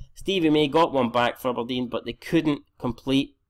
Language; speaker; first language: English; native; English